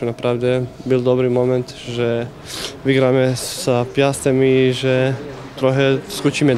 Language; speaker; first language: Polish; non-native, fluent; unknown